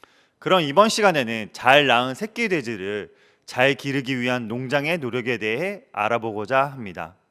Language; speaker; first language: Korean; native; Korean